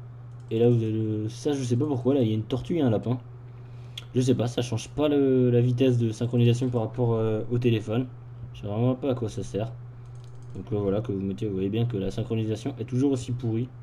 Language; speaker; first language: French; native; French